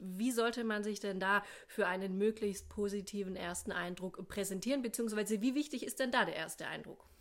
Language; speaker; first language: German; native; German